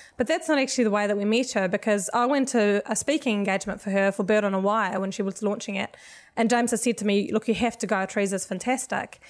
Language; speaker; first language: English; non-native, fluent; Swedish